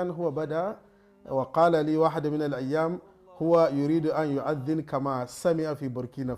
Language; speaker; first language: Arabic; non-native, fluent; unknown